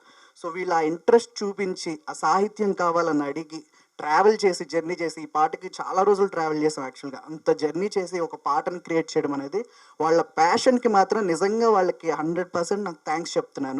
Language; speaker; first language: Telugu; native; Telugu